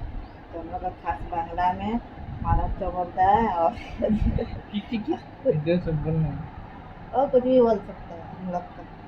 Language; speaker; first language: Hindi; non-native, local second language; Bangla